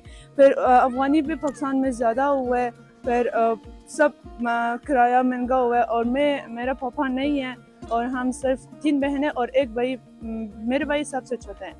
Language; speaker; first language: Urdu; non-native, learner; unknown